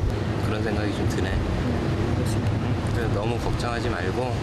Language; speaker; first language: Korean; native; Korean